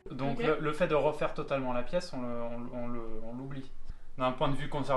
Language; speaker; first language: French; native; French